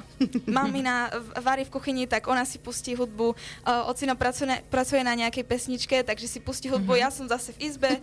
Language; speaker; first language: Slovak; early bilingual, other home language; Spanish